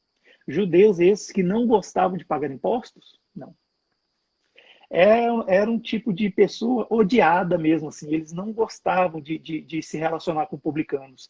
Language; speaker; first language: Portuguese; native; Portuguese